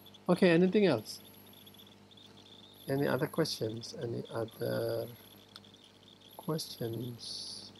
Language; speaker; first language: English; non-native, fluent; Indonesian